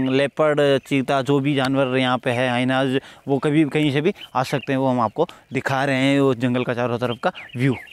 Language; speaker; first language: Hindi; native; Hindi